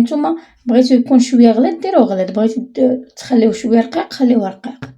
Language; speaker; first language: Arabic; native; Arabic